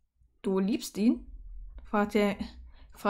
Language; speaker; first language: German; native; German